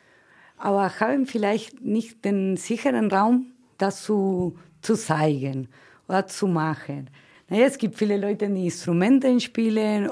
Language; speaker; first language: German; non-native, fluent; Spanish